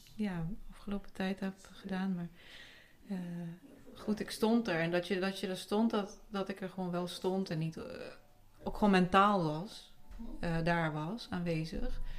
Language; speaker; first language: Dutch; early bilingual, other home language; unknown